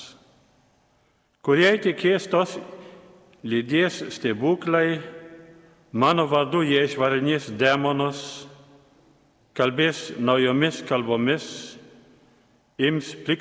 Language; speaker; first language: Lithuanian; native; Lithuanian